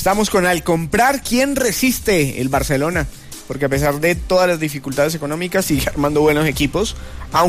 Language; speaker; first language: Spanish; native; Spanish